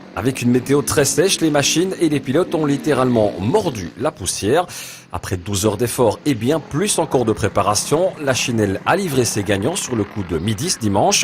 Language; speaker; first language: French; native; French